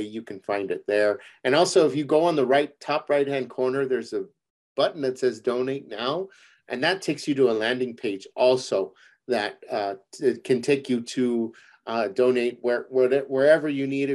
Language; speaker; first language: English; early bilingual, other home language; Spanish